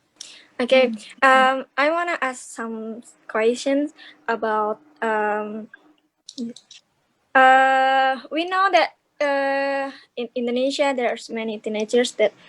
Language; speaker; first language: English; non-native, learner; Indonesian